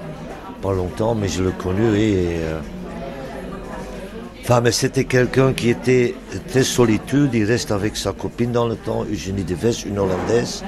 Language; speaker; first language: French; non-native, local second language; Dutch